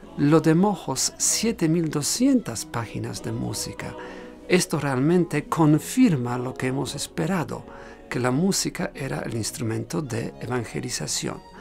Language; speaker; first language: Spanish; non-native, fluent; Polish